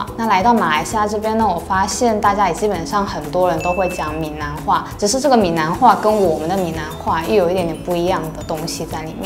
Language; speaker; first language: Chinese; native; Chinese